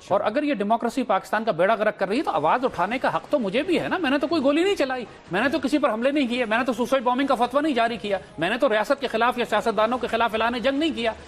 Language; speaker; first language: Urdu; native; Urdu